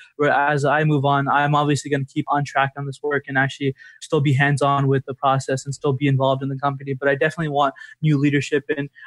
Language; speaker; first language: English; native; English